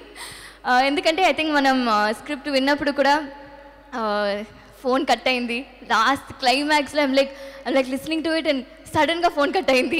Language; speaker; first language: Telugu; non-native, local second language; Tamil